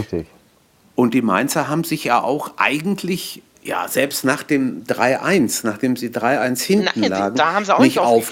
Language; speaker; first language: German; native; German